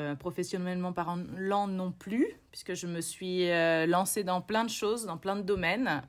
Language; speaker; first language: French; native; French